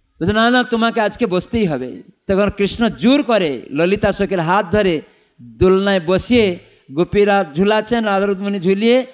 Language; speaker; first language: Bangla; non-native, fluent; Odia